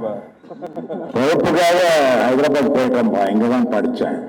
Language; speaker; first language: Tamil; non-native, local second language; Telugu